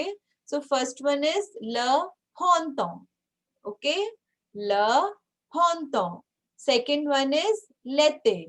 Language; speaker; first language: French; non-native, fluent; Hindi